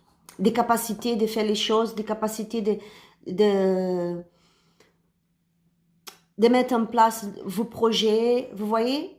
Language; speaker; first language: French; non-native, learner; Spanish